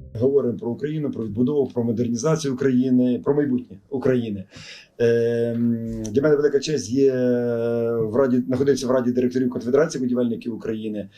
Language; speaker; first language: Ukrainian; native; Ukrainian